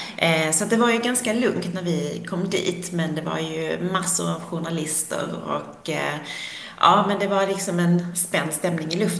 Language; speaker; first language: Swedish; native; Swedish